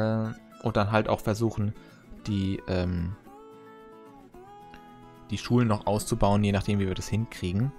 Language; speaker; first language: German; native; German